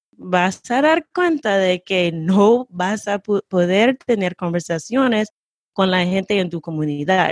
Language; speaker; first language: Spanish; non-native, fluent; English